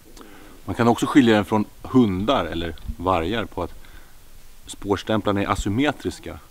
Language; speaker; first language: Swedish; native; Swedish